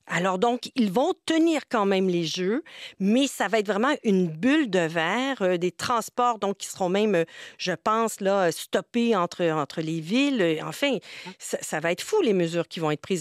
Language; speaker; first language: French; native; French